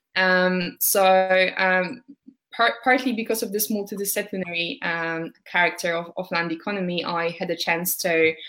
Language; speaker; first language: English; non-native, fluent; Polish